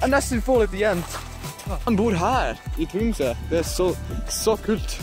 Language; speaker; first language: Norwegian; non-native, learner; English